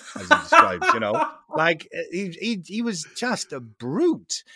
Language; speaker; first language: English; native; English